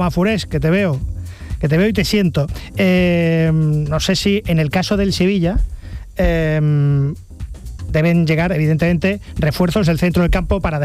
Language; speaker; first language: Spanish; native; Spanish